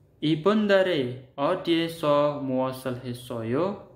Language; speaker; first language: Korean; non-native, fluent; Indonesian